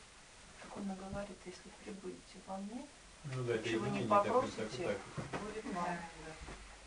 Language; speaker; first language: Russian; native; Russian